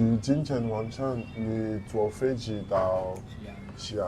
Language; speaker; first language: Chinese; non-native, learner; French